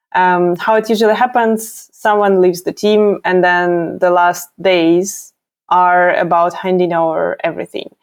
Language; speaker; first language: English; non-native, fluent; Ukrainian